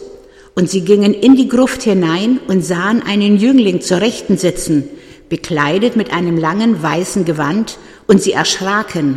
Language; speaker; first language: German; native; German